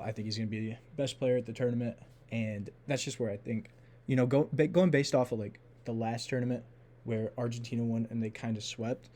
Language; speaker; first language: English; native; English